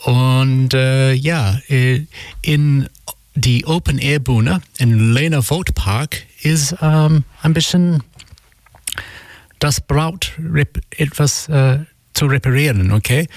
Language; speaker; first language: German; non-native, learner; English